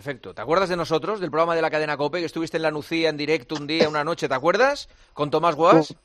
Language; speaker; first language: Spanish; native; Spanish